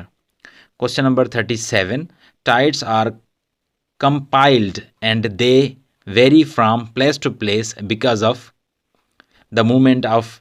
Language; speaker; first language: English; non-native, local second language; Urdu